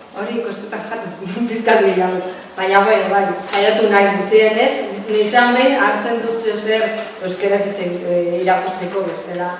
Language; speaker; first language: Basque; non-native, local second language; Spanish